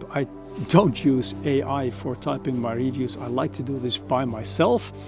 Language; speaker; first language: English; non-native, fluent; Dutch